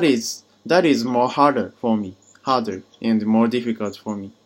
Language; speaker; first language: English; non-native, learner; Japanese